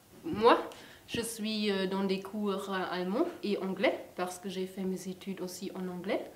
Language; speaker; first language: French; non-native, fluent; German